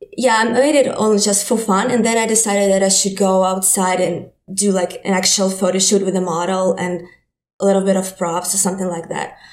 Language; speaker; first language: English; non-native, fluent; Ukrainian